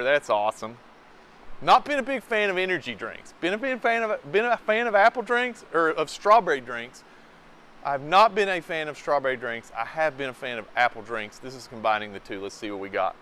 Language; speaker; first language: English; native; English